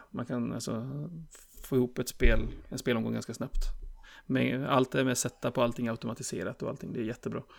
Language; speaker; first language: Swedish; native; Swedish